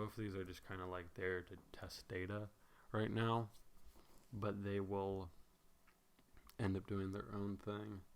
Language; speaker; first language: English; native; English